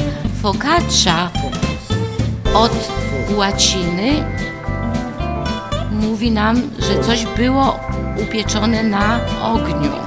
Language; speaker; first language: Polish; non-native, fluent; Italian